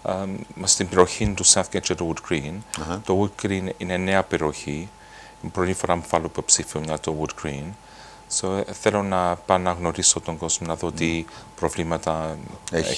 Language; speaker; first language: Greek; early bilingual, heritage; Greek